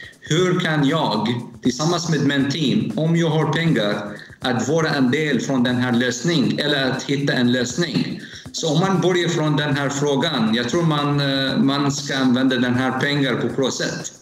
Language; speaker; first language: Swedish; non-native, learner; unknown